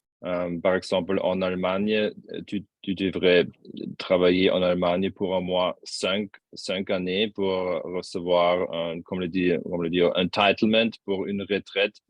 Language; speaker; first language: French; non-native, fluent; German